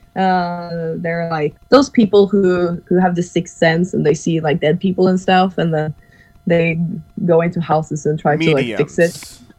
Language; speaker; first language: English; non-native, fluent; Norwegian